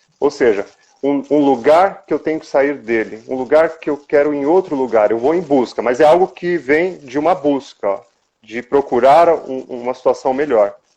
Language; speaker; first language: Portuguese; native; Portuguese